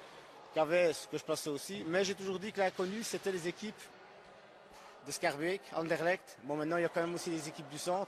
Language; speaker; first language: French; native; French